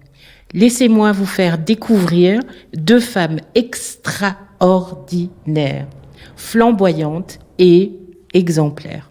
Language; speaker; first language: French; native; French